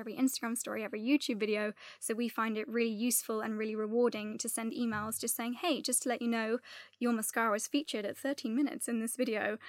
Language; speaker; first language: English; native; English